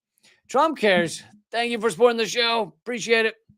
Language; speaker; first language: English; native; English